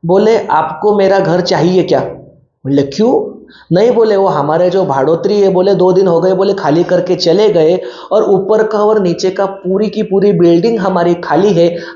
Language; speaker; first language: Hindi; non-native, local second language; Marathi